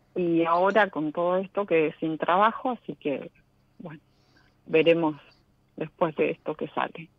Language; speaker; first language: Spanish; native; Spanish